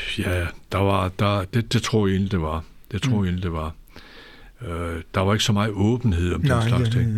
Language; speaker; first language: Danish; native; Danish